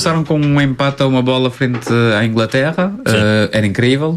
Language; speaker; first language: Portuguese; native; Portuguese